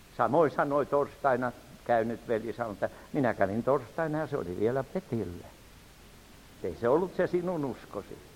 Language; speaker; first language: Finnish; native; Finnish